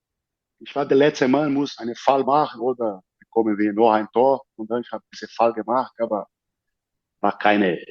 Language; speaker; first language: German; non-native, fluent; Portuguese